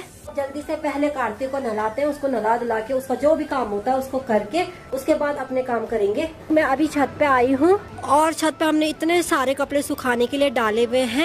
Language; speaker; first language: Hindi; native; Hindi